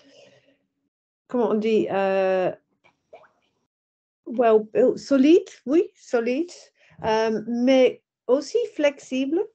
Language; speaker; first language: French; non-native, learner; English